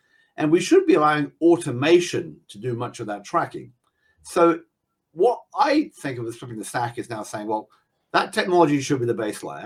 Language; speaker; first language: English; native; English